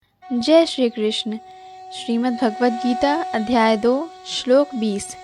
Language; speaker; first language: Hindi; native; Hindi